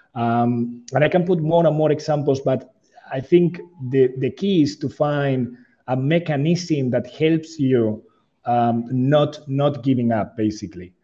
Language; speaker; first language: English; non-native, fluent; Spanish